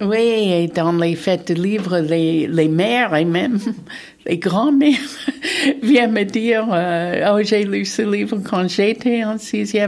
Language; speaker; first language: French; non-native, fluent; English